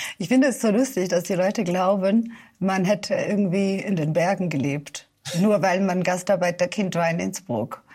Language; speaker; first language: German; early bilingual, other home language; Serbian